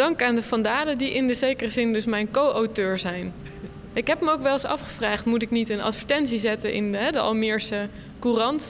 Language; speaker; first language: Dutch; native; Dutch